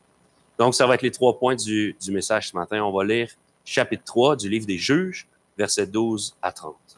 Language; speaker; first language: French; native; French